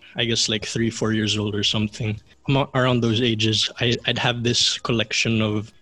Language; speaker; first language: English; non-native, local second language; Filipino